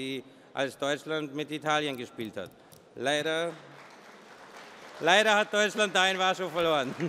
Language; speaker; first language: German; non-native, fluent; Polish